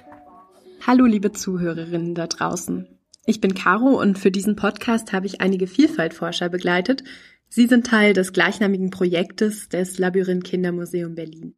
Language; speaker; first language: German; native; German